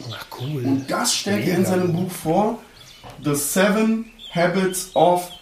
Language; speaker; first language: German; early bilingual, other home language; Turkish